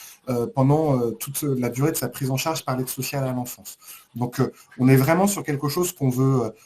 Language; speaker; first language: French; native; French